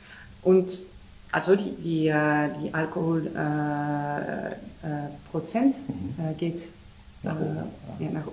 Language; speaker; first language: German; non-native, learner; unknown